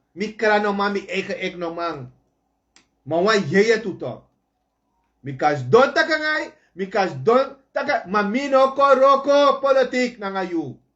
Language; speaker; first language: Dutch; native; Dutch